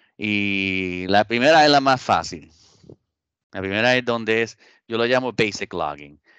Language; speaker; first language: Spanish; early bilingual, heritage; Spanish